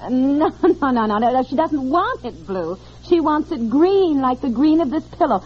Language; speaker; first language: English; native; English